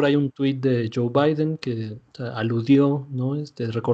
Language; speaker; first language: Spanish; native; Spanish